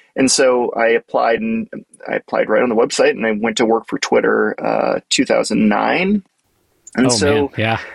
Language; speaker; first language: English; native; English